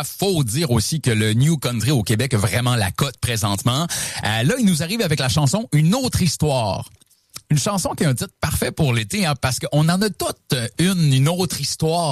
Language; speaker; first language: French; native; French